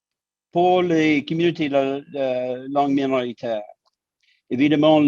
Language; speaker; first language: French; non-native, local second language; English